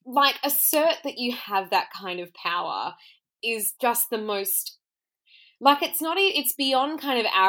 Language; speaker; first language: English; native; English